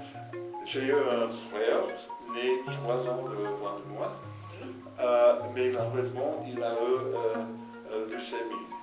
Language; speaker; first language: French; non-native, fluent; English